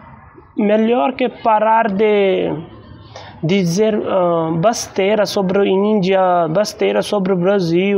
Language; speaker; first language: Portuguese; non-native, learner; Hindi